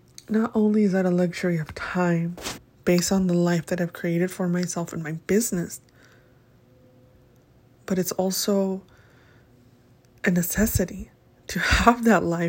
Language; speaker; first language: English; early bilingual, other home language; Spanish